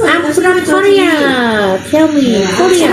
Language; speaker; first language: English; non-native, learner; Vietnamese